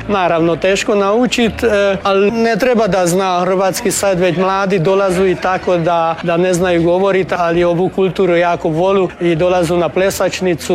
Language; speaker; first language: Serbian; early bilingual, heritage; Croatian